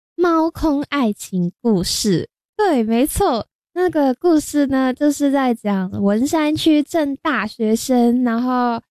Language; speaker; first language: Chinese; non-native, local second language; Cantonese